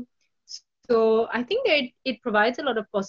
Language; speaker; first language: English; non-native, local second language; Bangla